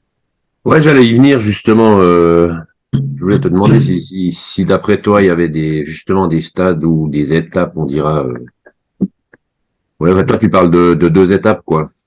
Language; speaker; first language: French; native; French